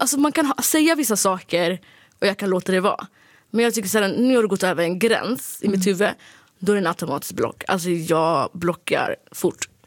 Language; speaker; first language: Swedish; early bilingual, other home language; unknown